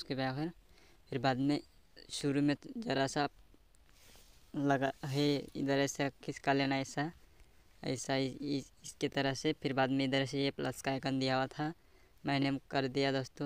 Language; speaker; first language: Hindi; native; Hindi